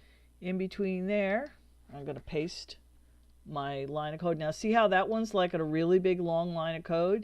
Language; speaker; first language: English; native; English